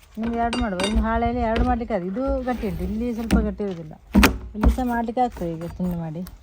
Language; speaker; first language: Kannada; non-native, local second language; Tulu